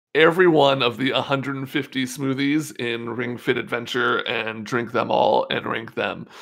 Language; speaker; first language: English; native; English